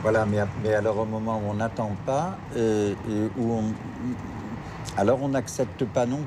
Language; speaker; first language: French; native; French